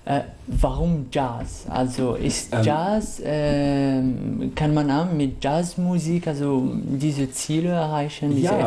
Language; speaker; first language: German; non-native, fluent; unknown